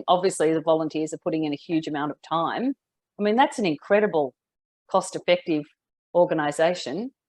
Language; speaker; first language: English; native; English